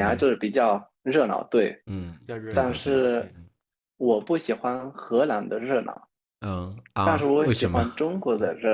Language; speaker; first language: Chinese; non-native, fluent; Spanish